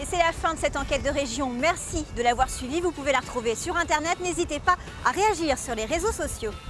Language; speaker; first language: French; native; French